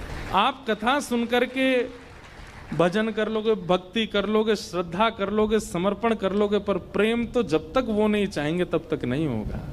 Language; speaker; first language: Hindi; native; Hindi